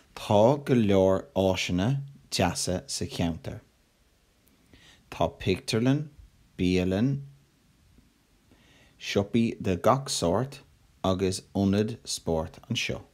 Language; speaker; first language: Irish; non-native, local second language; English